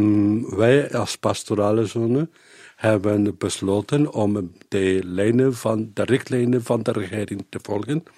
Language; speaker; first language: Dutch; non-native, learner; Spanish